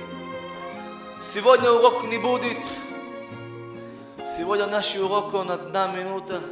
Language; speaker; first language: Russian; early bilingual, heritage; Russian